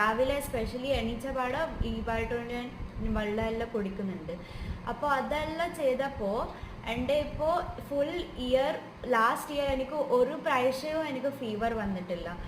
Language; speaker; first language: Malayalam; early bilingual, heritage; Malayalam